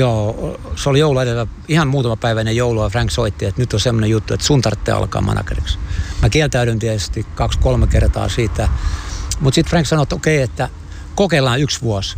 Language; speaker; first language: Finnish; native; Finnish